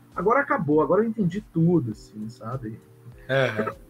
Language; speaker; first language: Portuguese; native; Portuguese